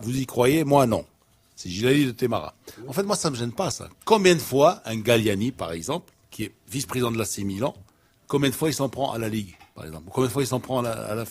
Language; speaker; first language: French; non-native, local second language; Arabic